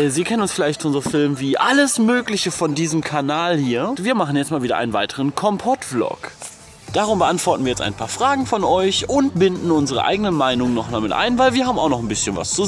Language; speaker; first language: German; native; German